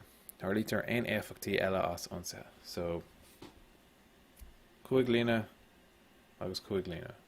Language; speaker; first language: Irish; non-native, local second language; English